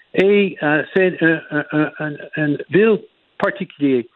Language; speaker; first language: French; non-native, fluent; Chinese